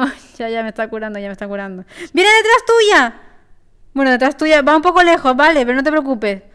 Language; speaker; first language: Spanish; native; Spanish